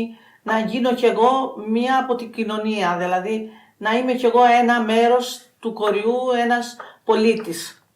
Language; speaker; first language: Greek; non-native, fluent; Albanian